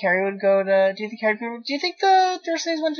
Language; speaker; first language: English; native; English